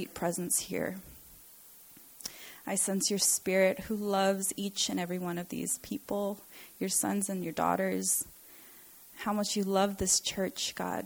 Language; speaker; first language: English; native; English